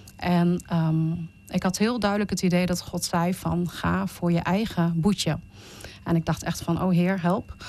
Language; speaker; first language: Dutch; early bilingual, other home language; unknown